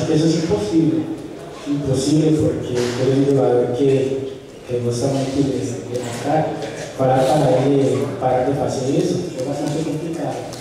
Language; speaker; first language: Portuguese; non-native, fluent; Spanish